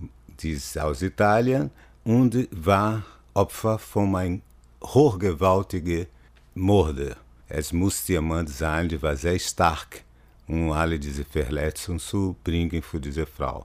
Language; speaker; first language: German; non-native, fluent; Portuguese